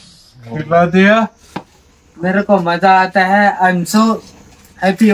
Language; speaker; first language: Hindi; non-native, local second language; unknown